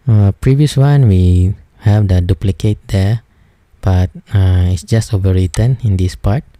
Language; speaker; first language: English; non-native, local second language; Filipino